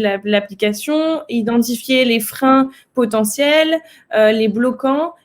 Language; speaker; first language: French; native; French